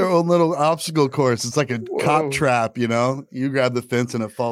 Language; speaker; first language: English; native; English